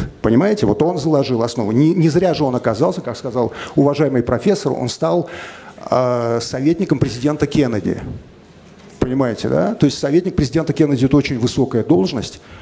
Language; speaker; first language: Russian; native; Russian